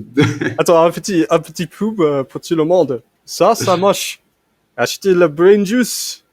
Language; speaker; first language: French; non-native, fluent; English